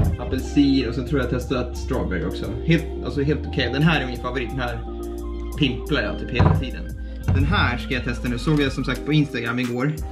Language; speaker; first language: Swedish; early bilingual, other home language; Estonian